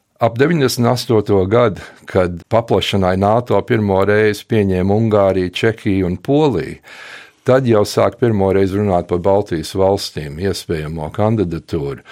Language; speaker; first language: Latvian; early bilingual, heritage; Latvian